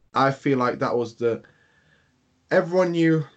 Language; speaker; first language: English; native; English